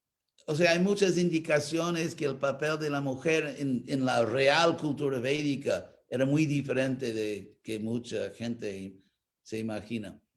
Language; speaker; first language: Spanish; non-native, fluent; English